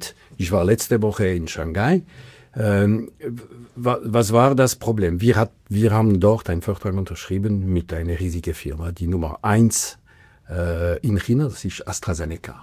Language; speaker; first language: German; non-native, local second language; French